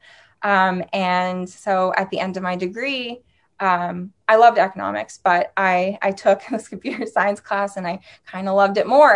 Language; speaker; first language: English; native; English